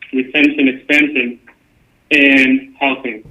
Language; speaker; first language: English; non-native, fluent; Spanish